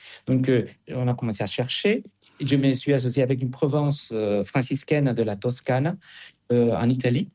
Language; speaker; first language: French; non-native, fluent; Spanish